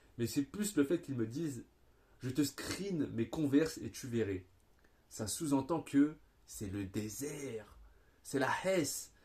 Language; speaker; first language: French; native; French